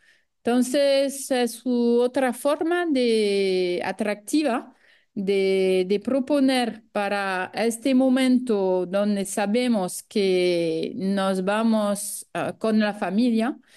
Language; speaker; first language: Spanish; non-native, fluent; French